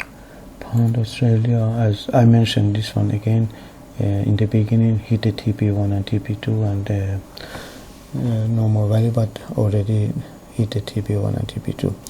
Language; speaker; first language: English; non-native, fluent; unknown